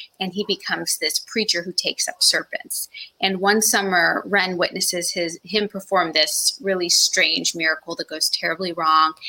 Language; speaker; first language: English; native; English